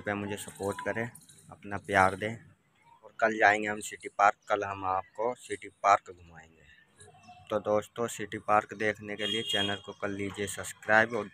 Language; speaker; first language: Hindi; native; Hindi